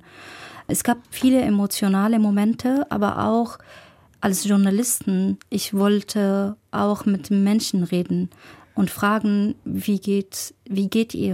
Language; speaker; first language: German; non-native, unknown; Arabic